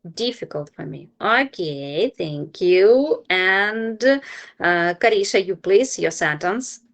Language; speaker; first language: English; non-native, fluent; Ukrainian